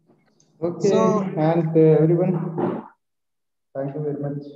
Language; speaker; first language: English; non-native, learner; Malayalam